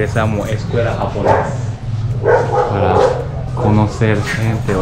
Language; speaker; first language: Spanish; non-native, learner; Japanese